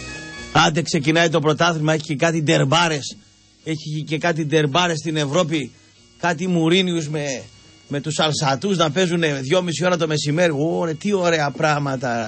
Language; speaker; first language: Greek; native; Greek